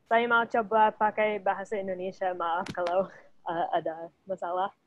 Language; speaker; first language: Indonesian; non-native, fluent; English